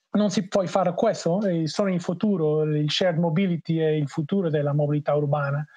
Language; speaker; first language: Italian; non-native, learner; Portuguese